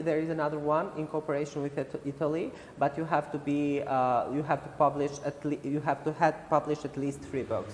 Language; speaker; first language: English; non-native, fluent; Albanian